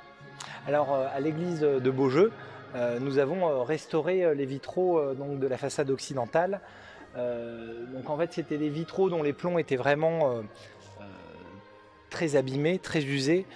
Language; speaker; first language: French; native; French